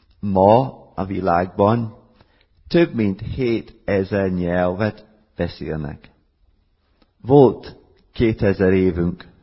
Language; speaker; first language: Hungarian; non-native, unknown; English